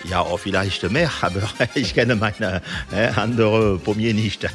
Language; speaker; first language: German; non-native, fluent; French